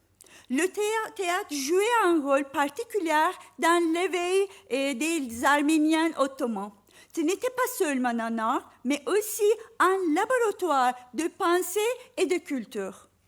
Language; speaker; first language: French; non-native, fluent; Turkish